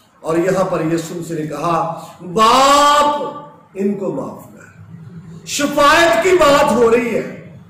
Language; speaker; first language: Urdu; native; Urdu